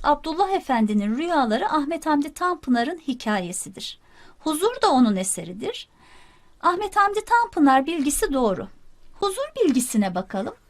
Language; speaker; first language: Turkish; native; Turkish